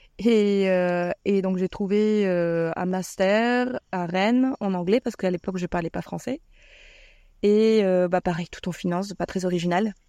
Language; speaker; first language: French; non-native, fluent; Spanish